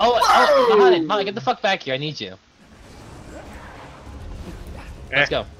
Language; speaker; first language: English; native; English